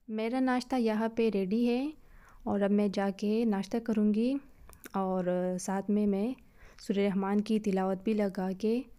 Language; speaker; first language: Urdu; native; Urdu